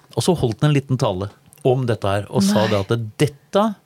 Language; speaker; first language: Norwegian; native; Norwegian